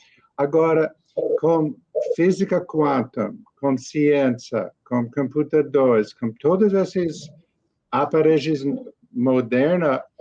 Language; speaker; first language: Portuguese; non-native, learner; English